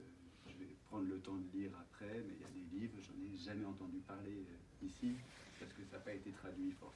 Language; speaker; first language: French; native; French